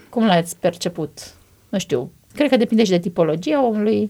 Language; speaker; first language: Romanian; native; Romanian